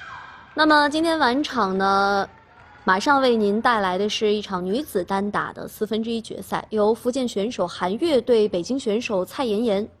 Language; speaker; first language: Chinese; native; Chinese